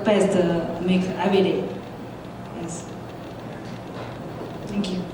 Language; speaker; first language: English; non-native, learner; Chinese